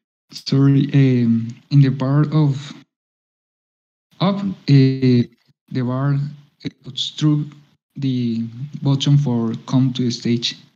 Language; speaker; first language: English; non-native, learner; Spanish